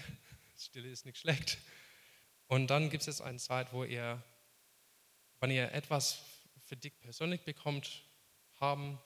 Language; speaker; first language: German; non-native, fluent; English